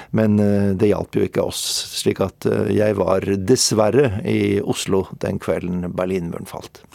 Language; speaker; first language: Norwegian; native; Norwegian